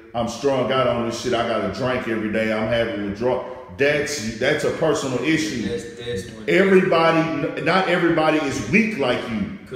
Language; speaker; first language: English; native; English